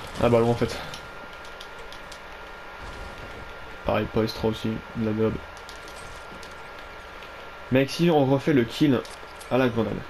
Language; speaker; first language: French; native; French